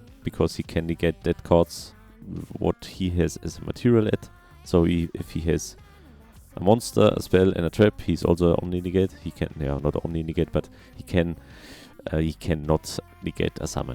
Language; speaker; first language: English; non-native, fluent; German